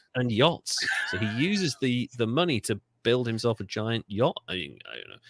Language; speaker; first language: English; native; English